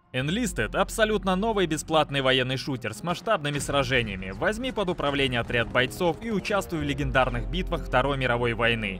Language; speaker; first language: Russian; native; Russian